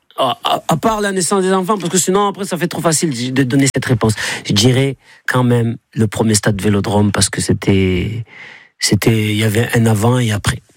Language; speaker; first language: French; native; French